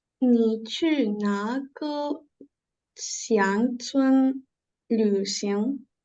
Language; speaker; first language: Chinese; non-native, learner; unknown